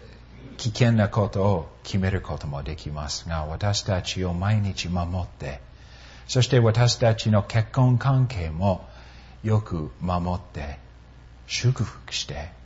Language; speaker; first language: Japanese; non-native, fluent; English